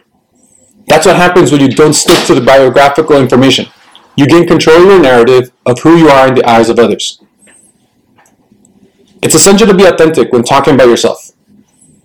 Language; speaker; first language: English; early bilingual, other home language; Spanish